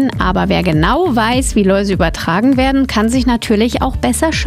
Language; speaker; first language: German; native; German